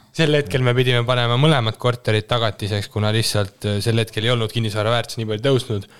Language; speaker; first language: Estonian; native; Estonian